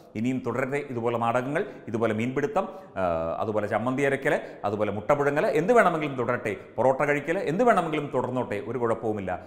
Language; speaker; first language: Malayalam; native; Malayalam